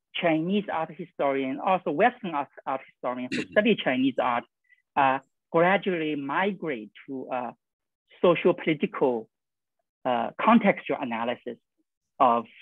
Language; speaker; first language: English; non-native, fluent; Chinese